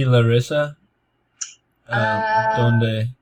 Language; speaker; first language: Spanish; non-native, learner; English